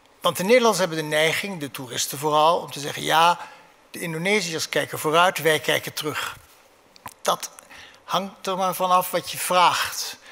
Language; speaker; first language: Dutch; native; Dutch